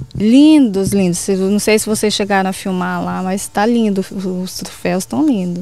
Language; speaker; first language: Portuguese; native; Portuguese